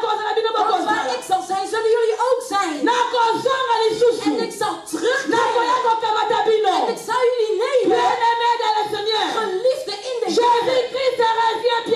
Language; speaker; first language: Dutch; non-native, learner; French